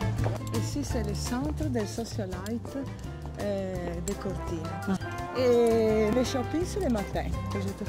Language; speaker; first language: French; non-native, fluent; Italian